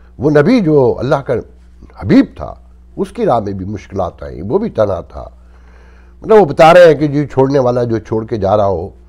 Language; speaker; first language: Urdu; native; Urdu